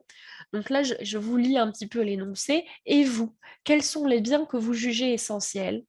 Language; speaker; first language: French; native; French